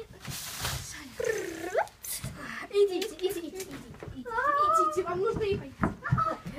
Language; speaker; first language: Russian; early bilingual, heritage; Russian